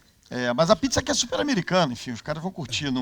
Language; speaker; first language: Portuguese; native; Portuguese